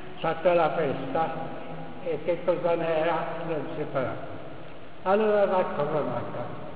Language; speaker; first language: Italian; non-native, fluent; Czech